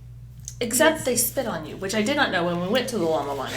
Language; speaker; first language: English; native; English